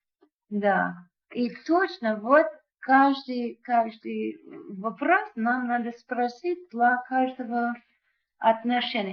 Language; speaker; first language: Russian; non-native, learner; English